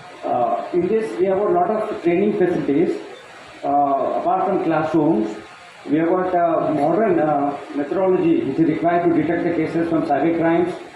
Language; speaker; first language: English; non-native, local second language; Telugu